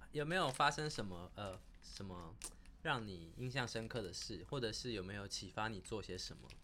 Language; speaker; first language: Chinese; native; Chinese